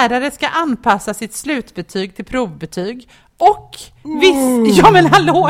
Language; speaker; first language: Swedish; native; Swedish